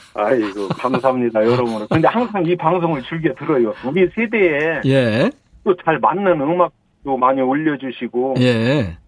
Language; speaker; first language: Korean; native; Korean